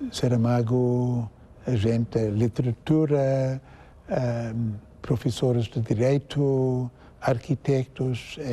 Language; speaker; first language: Portuguese; non-native, fluent; English